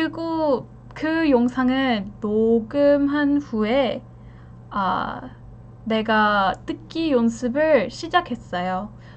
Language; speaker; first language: Korean; non-native, learner; English